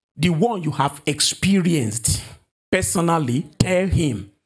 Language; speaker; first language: English; non-native, local second language; Yoruba